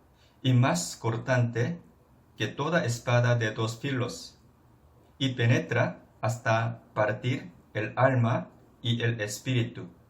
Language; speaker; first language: Spanish; non-native, fluent; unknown